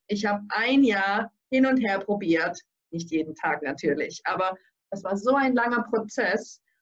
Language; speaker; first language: German; native; German